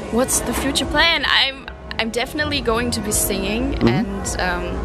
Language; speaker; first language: English; non-native, fluent; German